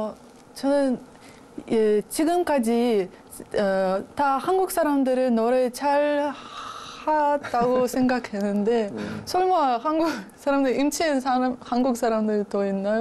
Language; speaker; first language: Korean; non-native, learner; Russian